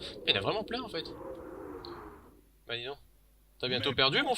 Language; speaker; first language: French; native; French